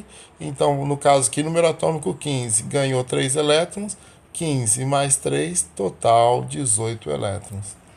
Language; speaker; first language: Portuguese; native; Portuguese